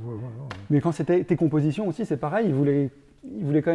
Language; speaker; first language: French; native; French